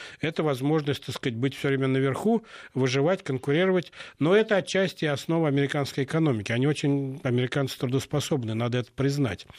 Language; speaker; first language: Russian; native; Russian